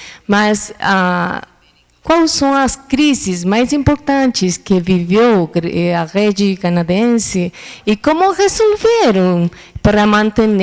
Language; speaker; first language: Portuguese; non-native, learner; Spanish